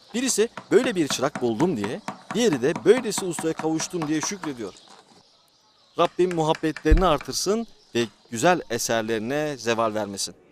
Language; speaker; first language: Turkish; native; Turkish